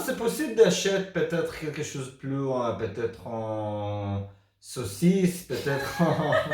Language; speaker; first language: French; non-native, learner; Hebrew